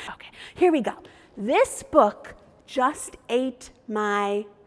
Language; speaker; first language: English; native; English